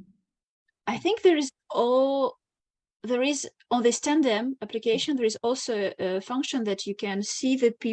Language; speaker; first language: English; non-native, fluent; Russian